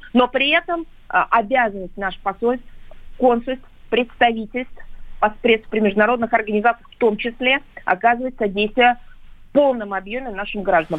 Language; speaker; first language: Russian; native; Russian